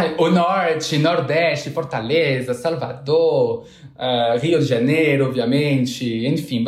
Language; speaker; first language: Portuguese; non-native, fluent; French